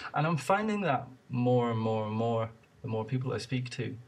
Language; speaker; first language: English; native; English